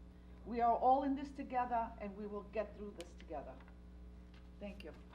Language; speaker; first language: English; native; English